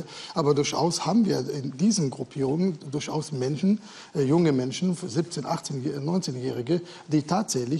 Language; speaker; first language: German; native; German